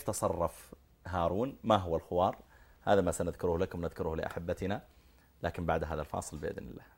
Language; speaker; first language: Arabic; native; Arabic